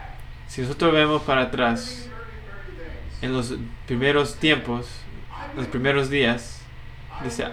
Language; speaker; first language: Spanish; non-native, fluent; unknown